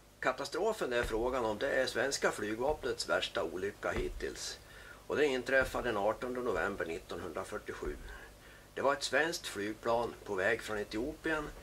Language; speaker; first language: Swedish; native; Swedish